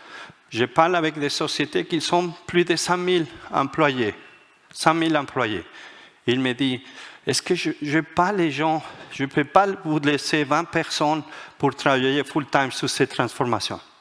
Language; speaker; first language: French; non-native, fluent; Spanish